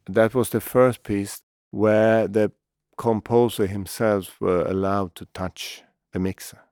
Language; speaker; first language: English; non-native, fluent; Swedish